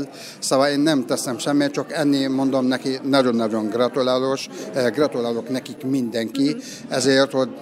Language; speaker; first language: Hungarian; non-native, learner; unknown